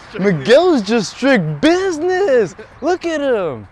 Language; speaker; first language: English; early bilingual, other home language; Spanish